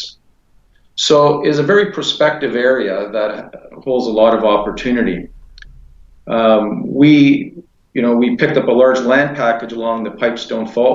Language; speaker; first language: English; native; English